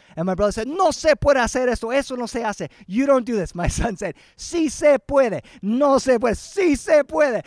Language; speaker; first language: Spanish; early bilingual, heritage; Spanish